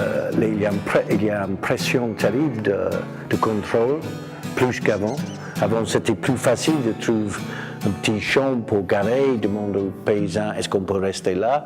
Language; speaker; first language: French; non-native, fluent; English